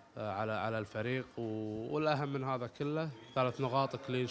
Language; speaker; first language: Arabic; native; Arabic